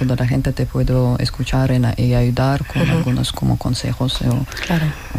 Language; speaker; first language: Spanish; non-native, learner; Russian